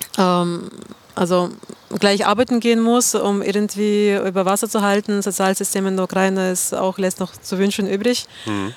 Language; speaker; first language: German; non-native, fluent; Russian